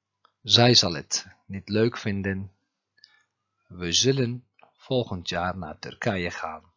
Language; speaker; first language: Dutch; non-native, fluent; Turkish